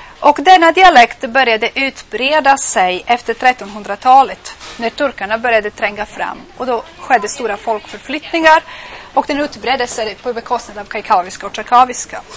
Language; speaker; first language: Swedish; non-native, fluent; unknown